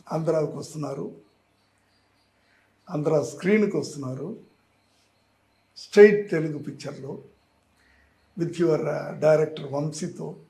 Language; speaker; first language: Telugu; non-native, learner; Tamil